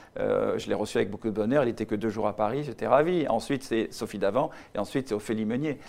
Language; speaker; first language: French; native; French